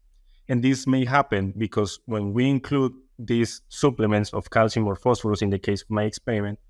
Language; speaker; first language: English; non-native, fluent; Spanish